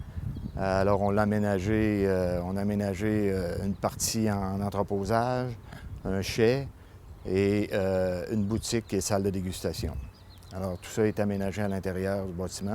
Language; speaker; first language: French; native; French